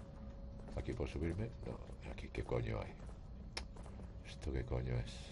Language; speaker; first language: Spanish; native; Spanish